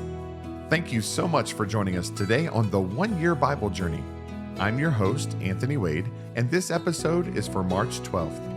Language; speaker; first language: English; native; English